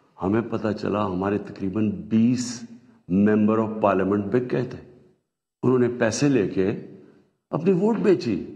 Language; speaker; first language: Urdu; native; Urdu